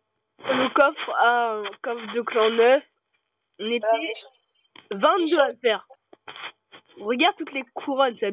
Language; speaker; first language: French; native; French